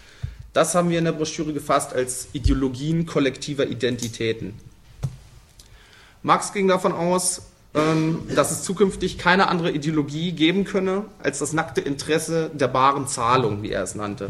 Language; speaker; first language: German; native; German